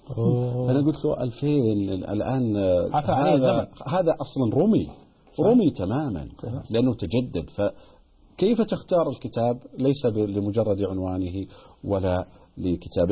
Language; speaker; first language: Arabic; native; Arabic